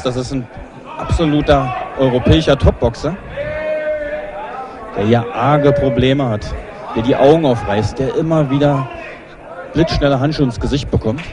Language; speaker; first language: German; native; German